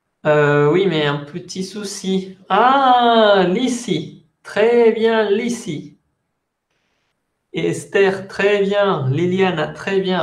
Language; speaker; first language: French; non-native, fluent; Spanish